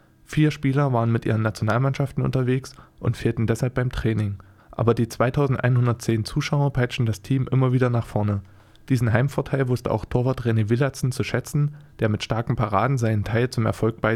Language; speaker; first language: German; native; German